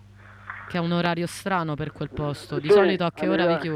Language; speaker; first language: Italian; native; Italian